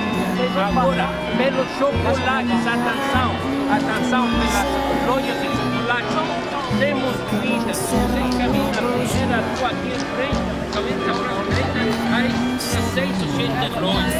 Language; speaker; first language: Portuguese; non-native, fluent; French